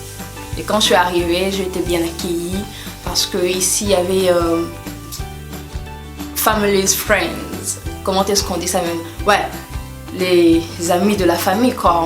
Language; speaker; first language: French; non-native, local second language; Lingala